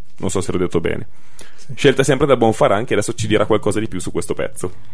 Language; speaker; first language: Italian; native; Italian